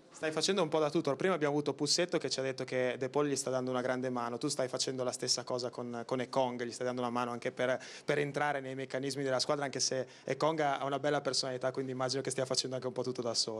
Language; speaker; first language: Italian; native; Italian